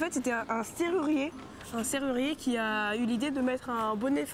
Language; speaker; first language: French; native; French